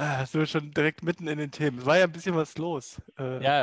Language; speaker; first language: German; native; German